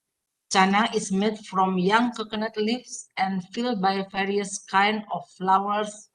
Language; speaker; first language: English; non-native, fluent; Indonesian